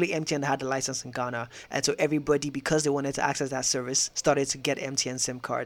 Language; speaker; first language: English; non-native, local second language; Yoruba